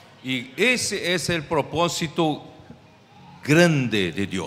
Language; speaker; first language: Spanish; non-native, fluent; Portuguese